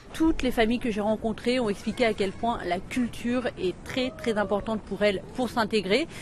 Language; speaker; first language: French; native; French